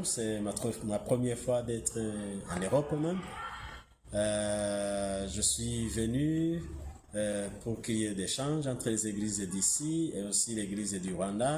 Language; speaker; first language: French; non-native, local second language; Kinyarwanda